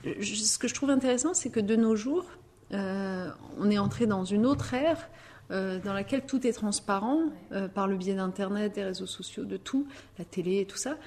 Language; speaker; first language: French; early bilingual, other home language; Riffian